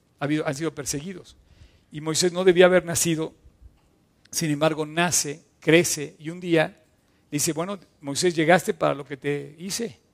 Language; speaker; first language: Spanish; native; Spanish